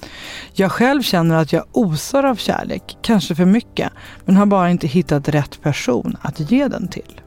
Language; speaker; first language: Swedish; native; Swedish